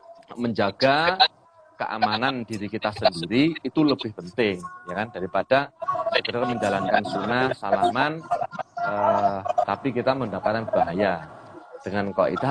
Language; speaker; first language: Indonesian; non-native, local second language; Javanese